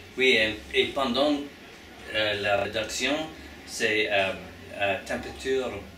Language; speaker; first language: French; non-native, learner; English